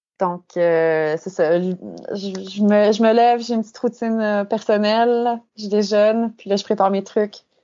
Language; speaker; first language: French; native; French